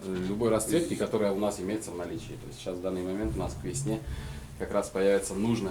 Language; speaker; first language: Russian; native; Russian